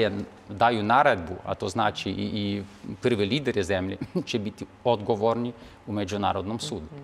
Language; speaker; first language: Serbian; non-native, fluent; Ukrainian